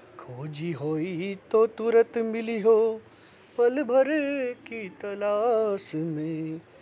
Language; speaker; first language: Hindi; native; Hindi